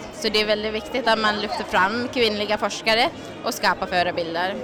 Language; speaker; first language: Swedish; non-native, fluent; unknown